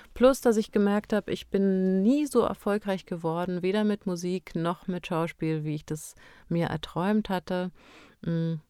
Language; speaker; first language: German; early bilingual, other home language; Romanian